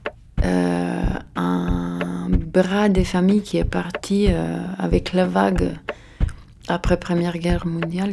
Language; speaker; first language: French; non-native, fluent; Serbian